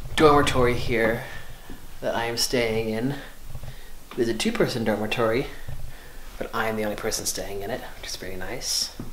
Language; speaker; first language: English; native; English